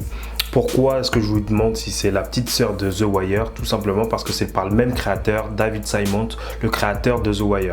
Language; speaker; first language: French; native; French